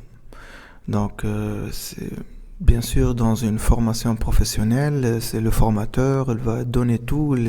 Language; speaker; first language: French; non-native, local second language; Arabic